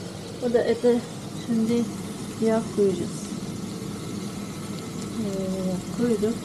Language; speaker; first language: Turkish; non-native, learner; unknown